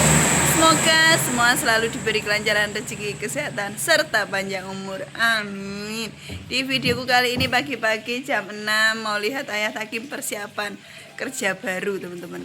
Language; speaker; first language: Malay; non-native, local second language; Javanese